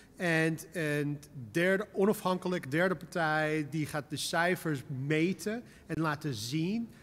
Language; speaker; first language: Dutch; non-native, fluent; English